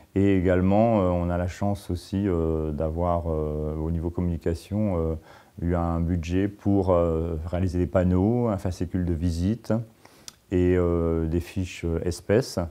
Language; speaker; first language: French; native; French